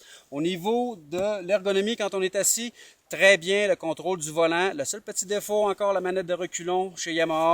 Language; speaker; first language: French; native; French